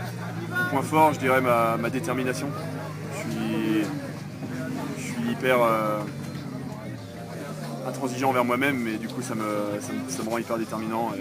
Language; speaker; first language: French; native; French